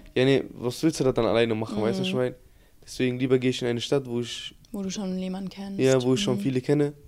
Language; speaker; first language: German; early bilingual, other home language; Turkish